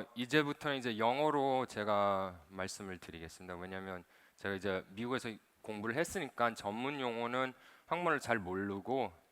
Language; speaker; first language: Korean; early bilingual, other home language; English